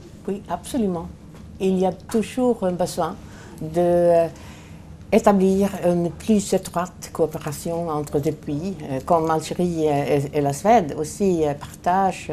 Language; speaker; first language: French; non-native, fluent; Swedish